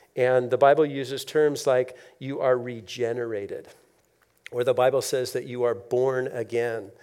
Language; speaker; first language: English; native; English